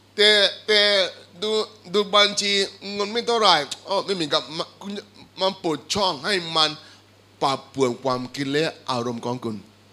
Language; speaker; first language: Thai; non-native, fluent; Igbo